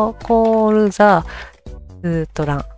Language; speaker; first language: English; non-native, learner; Japanese